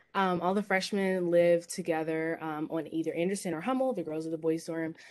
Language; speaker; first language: English; native; English